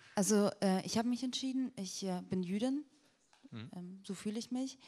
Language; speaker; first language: German; native; German